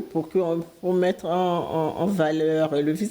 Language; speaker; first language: French; non-native, local second language; Haitian Creole